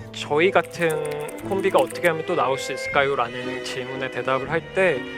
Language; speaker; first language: Korean; native; Korean